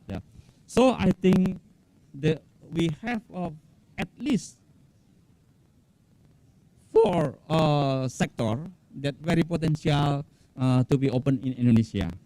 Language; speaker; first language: English; non-native, fluent; Indonesian